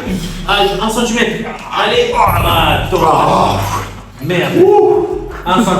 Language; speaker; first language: French; native; French